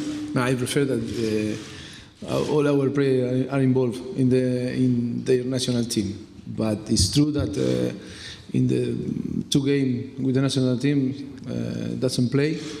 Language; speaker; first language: English; non-native, fluent; Spanish